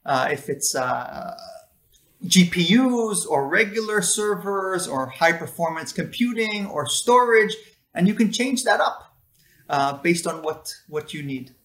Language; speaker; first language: English; non-native, fluent; Hebrew